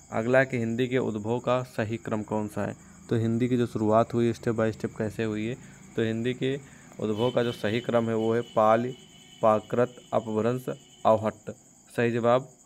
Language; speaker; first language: Hindi; native; Hindi